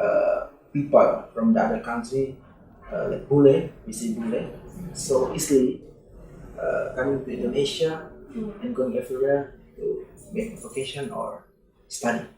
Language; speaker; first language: English; non-native, learner; Indonesian